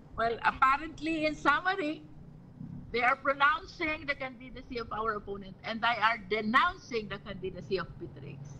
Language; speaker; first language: English; non-native, local second language; Filipino